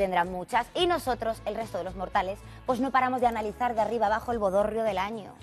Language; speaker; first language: Spanish; native; Spanish